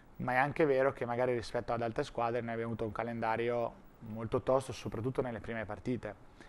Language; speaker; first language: Italian; native; Italian